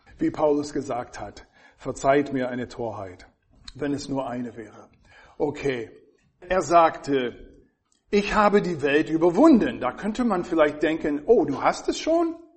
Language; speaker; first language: German; non-native, fluent; English